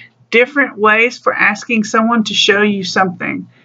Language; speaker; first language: English; native; English